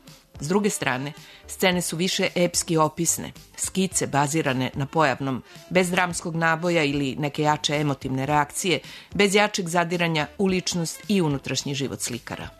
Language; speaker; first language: Serbian; native; Serbian